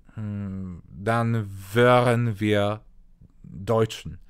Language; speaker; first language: German; non-native, fluent; Polish